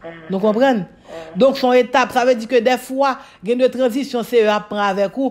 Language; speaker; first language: French; non-native, local second language; Haitian Creole